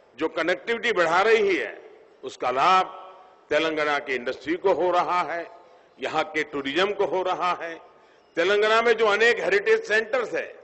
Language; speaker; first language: Hindi; non-native, local second language; Gujarati